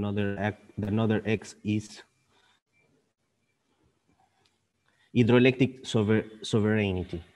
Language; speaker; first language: English; non-native, learner; Spanish